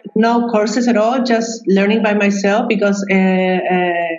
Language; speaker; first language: English; non-native, fluent; Spanish